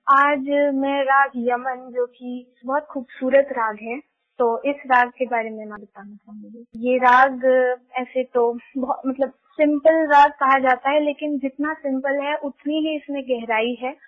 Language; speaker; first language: Hindi; native; Hindi